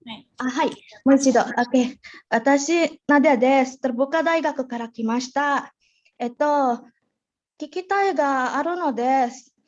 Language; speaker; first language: Japanese; non-native, learner; Indonesian